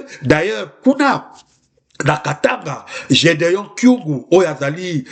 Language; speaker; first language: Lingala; native; Lingala